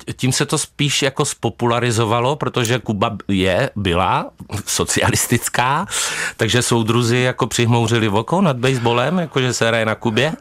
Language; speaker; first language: Czech; native; Czech